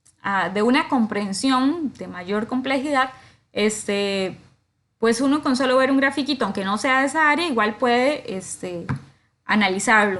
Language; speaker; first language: Spanish; native; Spanish